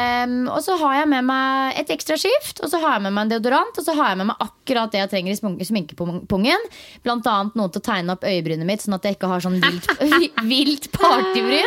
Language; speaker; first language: Norwegian; native; Norwegian